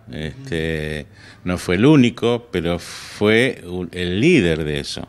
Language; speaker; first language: Spanish; native; Spanish